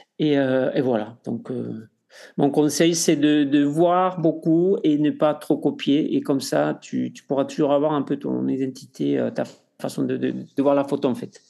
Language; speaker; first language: French; non-native, fluent; Spanish